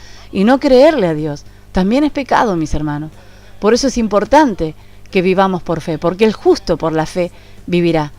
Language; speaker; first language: Spanish; native; Spanish